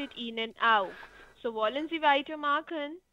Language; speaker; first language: German; non-native, learner; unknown